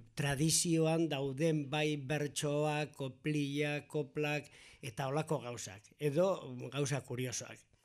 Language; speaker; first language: Basque; non-native, local second language; Spanish